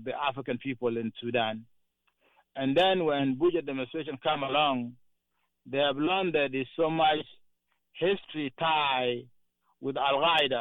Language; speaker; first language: English; non-native, fluent; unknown